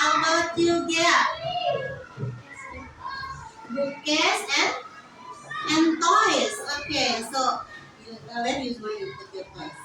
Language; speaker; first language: English; non-native, learner; Indonesian